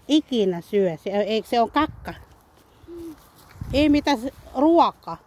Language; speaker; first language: Finnish; non-native, learner; Cebuano